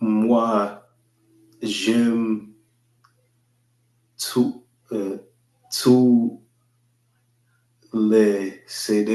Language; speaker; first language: French; non-native, learner; English